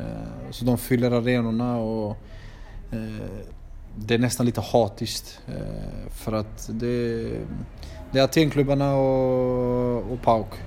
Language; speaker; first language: Swedish; early bilingual, other home language; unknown